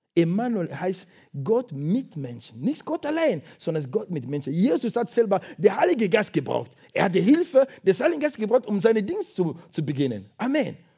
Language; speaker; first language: German; non-native, fluent; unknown